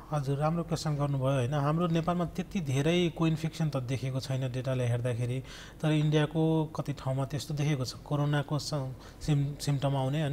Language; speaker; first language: Nepali; non-native, local second language; Maithili